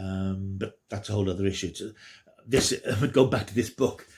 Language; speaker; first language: English; native; English